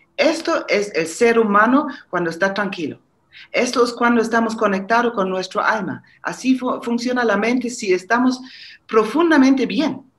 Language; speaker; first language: Spanish; non-native, fluent; German